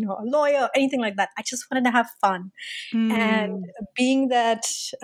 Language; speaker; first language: English; non-native, local second language; Tamil